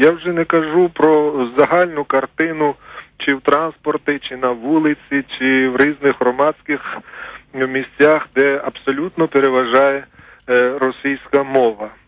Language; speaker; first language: Ukrainian; non-native, fluent; Georgian